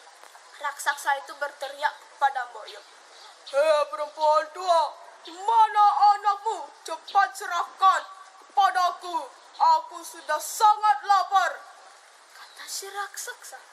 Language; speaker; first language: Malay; non-native, local second language; Balinese